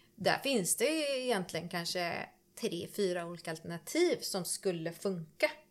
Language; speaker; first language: Swedish; native; Swedish